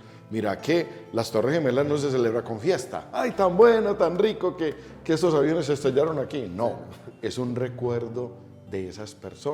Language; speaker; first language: Spanish; native; Spanish